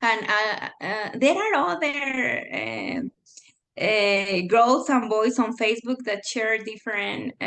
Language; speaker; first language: English; non-native, fluent; Spanish